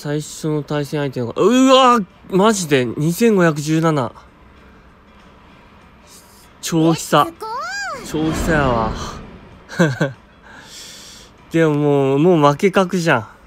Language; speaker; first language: Japanese; native; Japanese